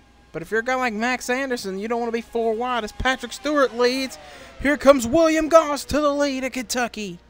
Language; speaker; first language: English; native; English